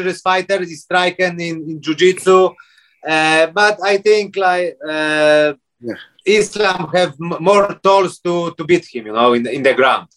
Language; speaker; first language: English; non-native, learner; Polish